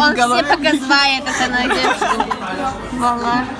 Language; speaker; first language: Russian; non-native, learner; German